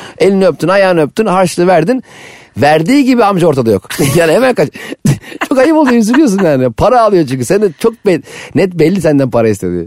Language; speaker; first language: Turkish; native; Turkish